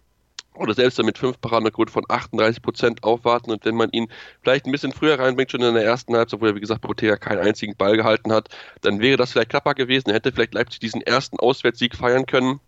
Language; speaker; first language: German; native; German